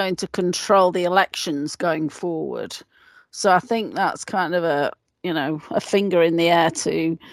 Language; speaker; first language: English; native; English